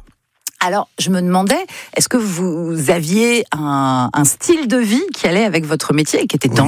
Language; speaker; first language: French; native; French